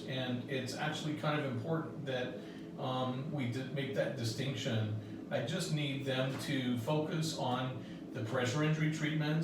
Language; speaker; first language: English; native; English